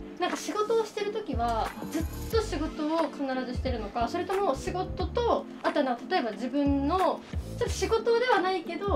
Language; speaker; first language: Japanese; native; Japanese